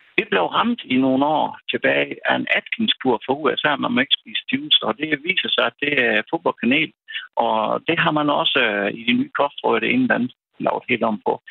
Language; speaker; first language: Danish; native; Danish